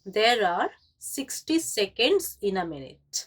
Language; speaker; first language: English; non-native, local second language; Bangla